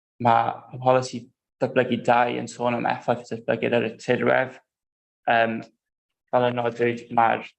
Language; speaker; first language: Welsh; non-native, local second language; English